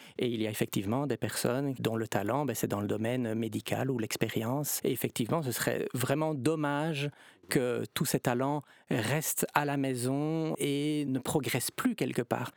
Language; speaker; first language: French; native; French